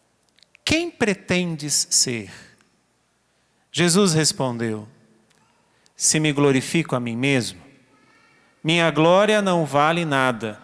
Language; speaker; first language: Portuguese; native; Portuguese